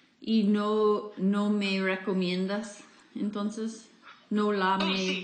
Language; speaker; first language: Spanish; non-native, fluent; English